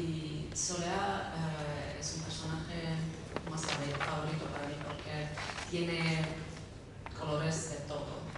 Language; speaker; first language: Spanish; early bilingual, heritage; Spanish